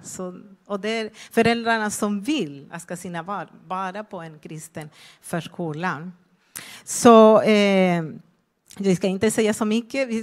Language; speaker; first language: Swedish; non-native, fluent; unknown